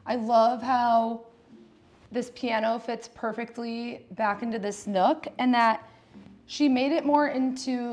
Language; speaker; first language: English; native; English